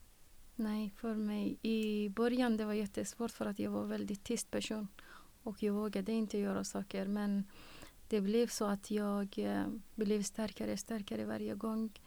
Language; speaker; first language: Swedish; non-native, fluent; Persian